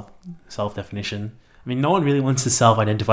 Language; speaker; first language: English; native; English